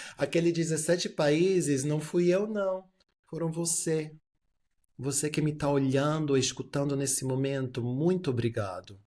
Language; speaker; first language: Portuguese; early bilingual, heritage; Portuguese